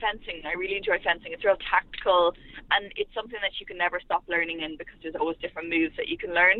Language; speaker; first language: English; native; English